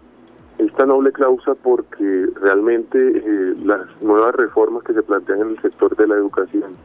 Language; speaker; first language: Spanish; native; Spanish